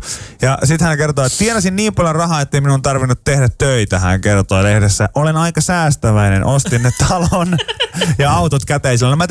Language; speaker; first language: Finnish; native; Finnish